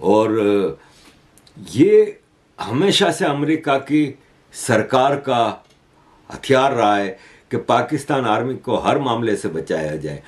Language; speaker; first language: Urdu; native; Urdu